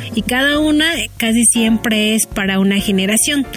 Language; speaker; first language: Spanish; native; Spanish